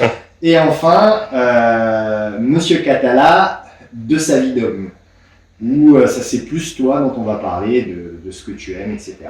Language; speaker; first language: French; native; French